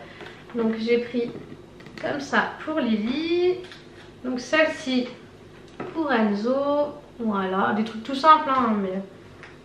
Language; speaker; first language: French; native; French